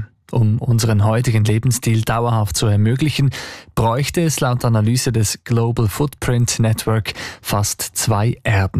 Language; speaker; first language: German; native; German